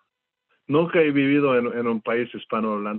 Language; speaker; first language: Spanish; non-native, fluent; English